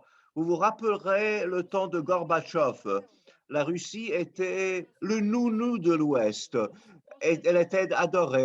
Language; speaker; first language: French; non-native, local second language; Serbian